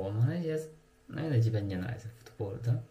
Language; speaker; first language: Russian; non-native, learner; Chinese